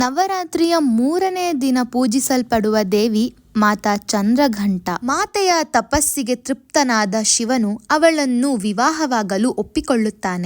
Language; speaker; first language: Kannada; native; Kannada